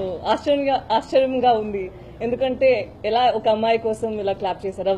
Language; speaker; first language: Telugu; non-native, fluent; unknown